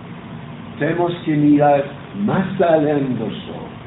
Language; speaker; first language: Spanish; non-native, learner; Portuguese